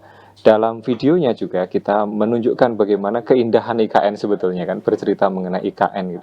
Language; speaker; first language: Indonesian; native; Indonesian